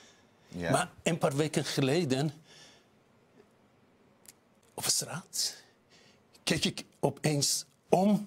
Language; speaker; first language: Dutch; non-native, fluent; Persian